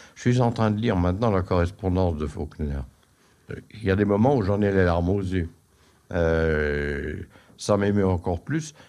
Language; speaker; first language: French; native; French